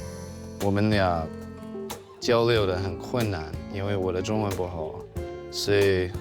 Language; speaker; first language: Chinese; non-native, learner; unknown